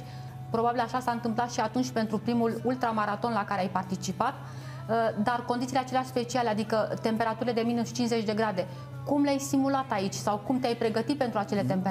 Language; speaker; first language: Romanian; native; Romanian